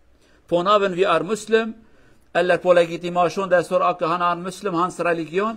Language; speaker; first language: Swedish; non-native, fluent; Kurdish